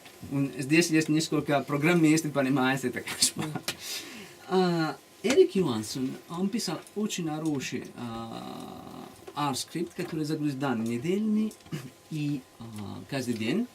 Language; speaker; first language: Russian; non-native, learner; Italian